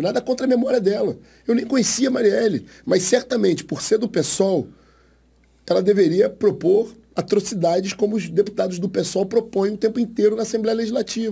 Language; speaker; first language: Portuguese; native; Portuguese